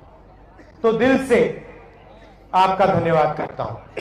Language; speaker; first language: Hindi; native; Hindi